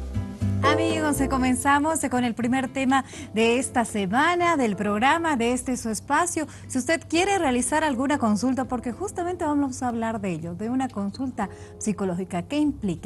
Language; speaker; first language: Spanish; native; Spanish